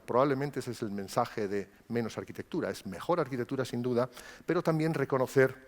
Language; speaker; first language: Spanish; native; Spanish